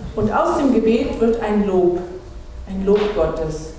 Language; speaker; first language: German; native; German